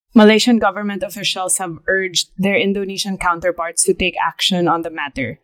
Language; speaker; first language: English; non-native, local second language; Filipino